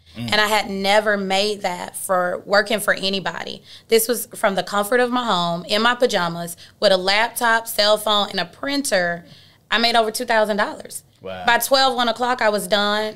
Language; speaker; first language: English; native; English